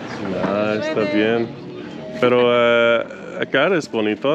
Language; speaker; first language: Spanish; non-native, learner; English